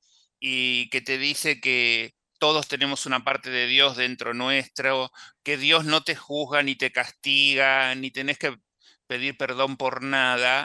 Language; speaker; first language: Spanish; native; Spanish